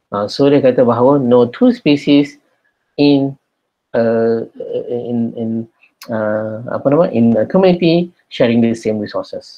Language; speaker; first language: English; non-native, local second language; Malay